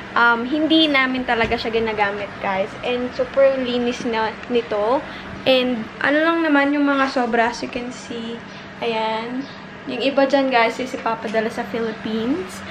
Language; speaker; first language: Filipino; native; Filipino